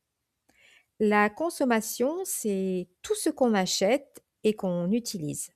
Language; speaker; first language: French; native; French